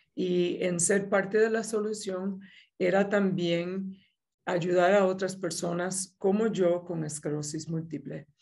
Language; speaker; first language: Spanish; native; Spanish